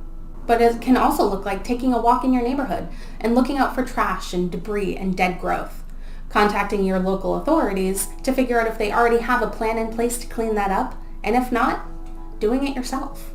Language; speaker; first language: English; native; English